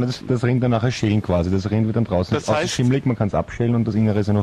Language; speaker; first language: German; native; German